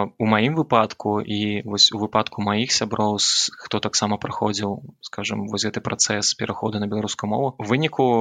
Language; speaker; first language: Belarusian; non-native, local second language; Russian